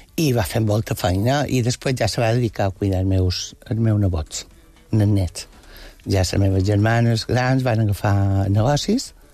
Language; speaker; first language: Catalan; non-native, local second language; Spanish